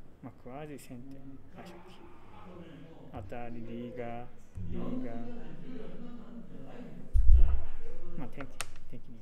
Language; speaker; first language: Portuguese; non-native, learner; Japanese